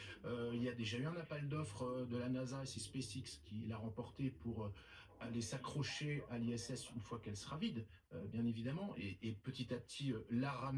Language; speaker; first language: French; native; French